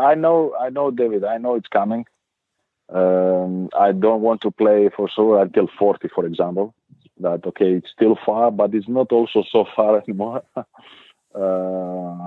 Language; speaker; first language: English; non-native, fluent; Greek